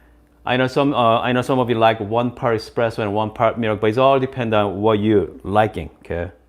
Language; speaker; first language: English; non-native, fluent; Korean